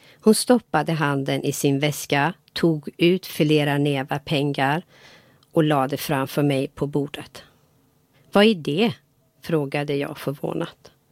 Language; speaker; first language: Swedish; non-native, fluent; Persian